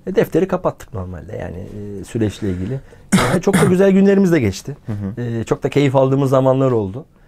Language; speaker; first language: Turkish; native; Turkish